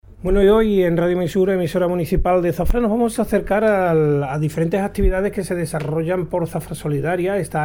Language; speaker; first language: Spanish; native; Spanish